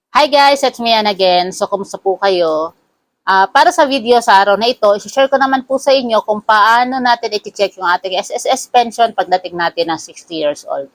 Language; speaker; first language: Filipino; non-native, local second language; Cebuano